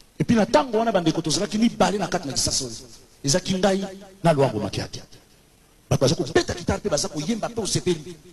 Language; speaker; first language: Lingala; native; Lingala